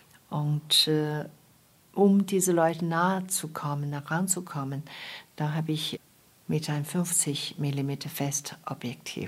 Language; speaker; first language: German; non-native, fluent; Chinese